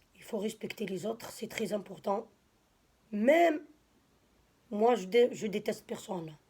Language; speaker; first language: French; non-native, local second language; Arabic